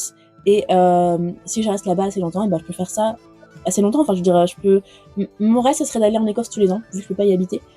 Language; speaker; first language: French; native; French